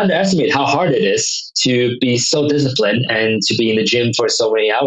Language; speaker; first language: English; non-native, local second language; Cantonese